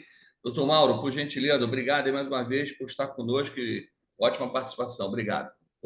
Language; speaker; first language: Portuguese; native; Portuguese